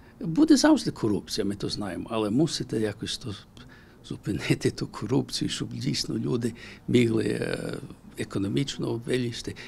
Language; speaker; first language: Ukrainian; early bilingual, heritage; Ukrainian